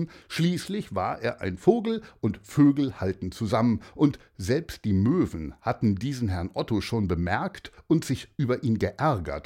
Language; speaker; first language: German; native; German